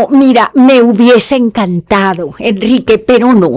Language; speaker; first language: Spanish; native; Spanish